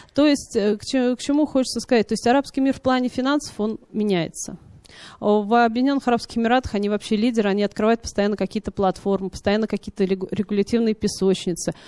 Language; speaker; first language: Russian; native; Russian